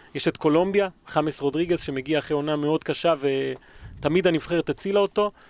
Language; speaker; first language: Hebrew; early bilingual, other home language; Spanish